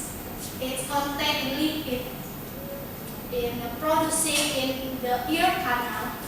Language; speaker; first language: English; non-native, learner; Indonesian